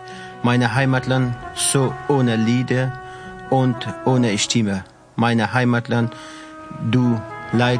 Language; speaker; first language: German; non-native, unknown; Persian